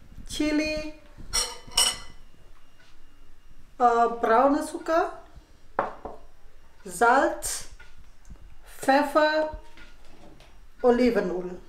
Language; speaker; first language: German; non-native, learner; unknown